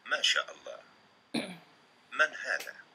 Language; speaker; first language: Arabic; non-native, learner; Indonesian